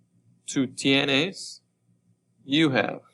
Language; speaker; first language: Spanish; non-native, fluent; English